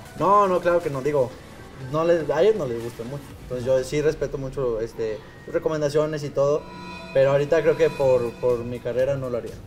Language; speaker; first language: Spanish; native; Spanish